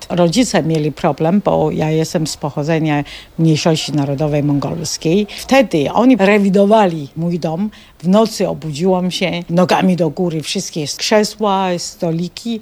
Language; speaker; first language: Polish; non-native, fluent; Chinese